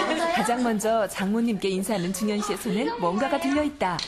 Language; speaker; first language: Korean; native; Korean